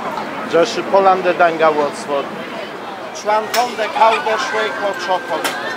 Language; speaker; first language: Chinese; non-native, learner; Polish